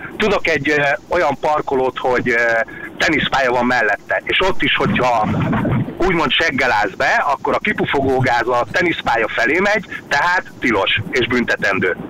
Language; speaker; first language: Hungarian; native; Hungarian